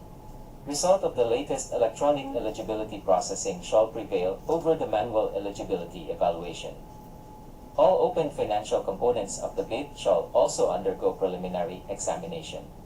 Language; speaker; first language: English; non-native, local second language; Cebuano